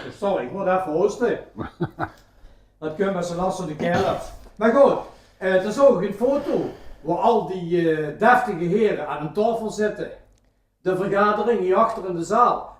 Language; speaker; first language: Dutch; native; Dutch